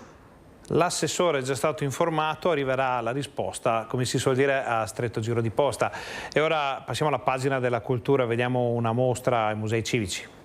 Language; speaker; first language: Italian; native; Italian